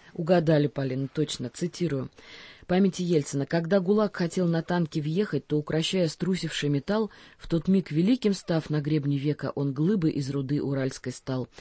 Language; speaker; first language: Russian; native; Russian